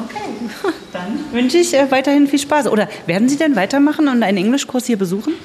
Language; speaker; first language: German; native; German